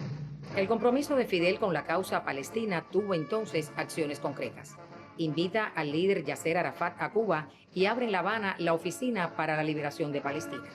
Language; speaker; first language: Spanish; native; Spanish